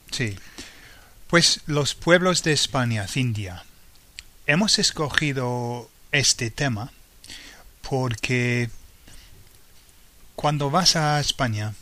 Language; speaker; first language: Spanish; non-native, fluent; English